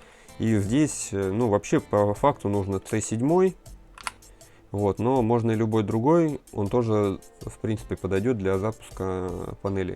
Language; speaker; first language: Russian; native; Russian